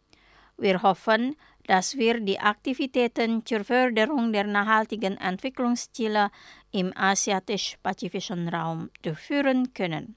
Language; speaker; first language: German; non-native, fluent; Indonesian